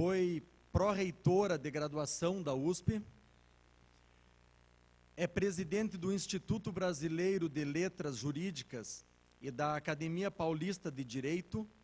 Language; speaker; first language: Portuguese; native; Portuguese